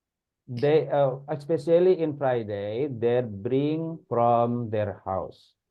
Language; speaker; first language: English; non-native, learner; Indonesian